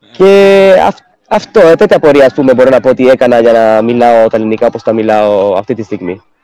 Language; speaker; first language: Greek; non-native, fluent; Spanish